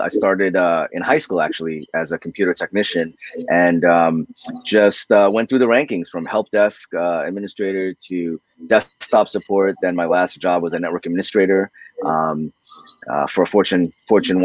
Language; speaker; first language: English; native; English